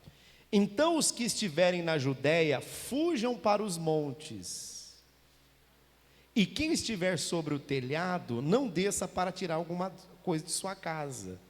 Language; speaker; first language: Portuguese; native; Portuguese